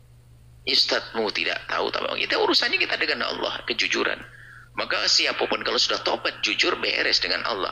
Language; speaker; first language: Indonesian; native; Indonesian